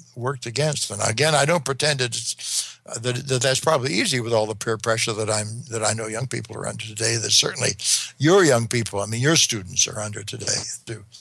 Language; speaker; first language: English; native; English